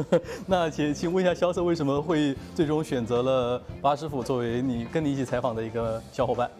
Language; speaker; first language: Chinese; native; Chinese